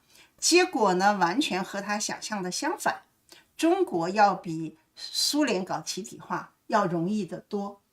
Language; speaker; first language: Chinese; native; Chinese